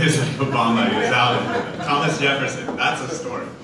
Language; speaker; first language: English; native; English